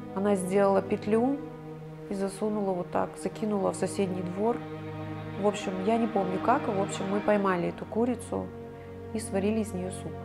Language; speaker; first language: Russian; native; Russian